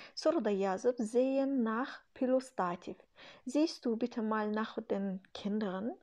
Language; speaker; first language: German; non-native, fluent; Azerbaijani